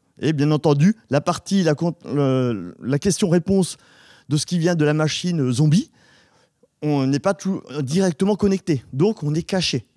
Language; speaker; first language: French; native; French